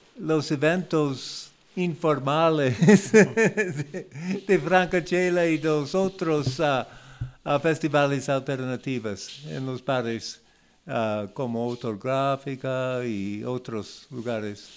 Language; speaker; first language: Spanish; non-native, learner; English